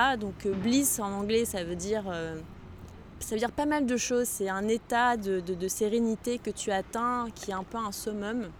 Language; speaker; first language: French; non-native, local second language; Arabic